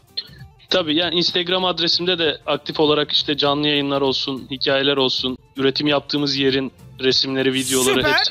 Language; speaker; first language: Turkish; native; Turkish